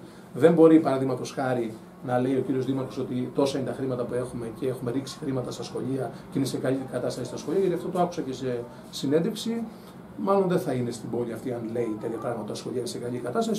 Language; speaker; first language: Greek; native; Greek